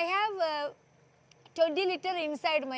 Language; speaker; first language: English; non-native, learner; Malayalam